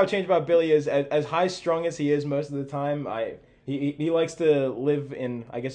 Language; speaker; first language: English; native; English